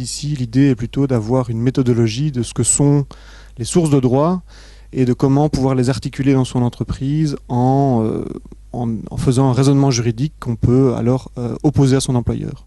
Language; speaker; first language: French; native; French